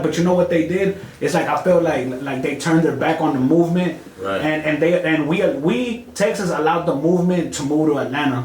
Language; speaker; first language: English; native; English